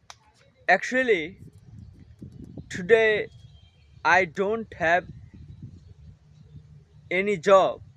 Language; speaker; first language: English; non-native, learner; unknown